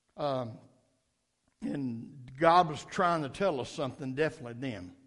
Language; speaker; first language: English; native; English